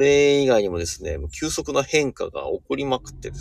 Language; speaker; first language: Japanese; native; Japanese